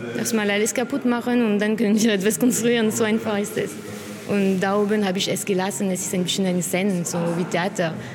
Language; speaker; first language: German; non-native, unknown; French